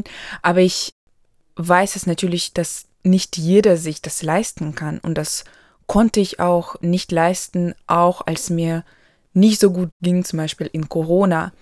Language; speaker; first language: German; non-native, local second language; Ukrainian